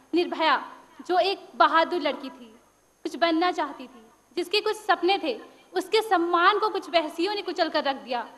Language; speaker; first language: Hindi; native; Hindi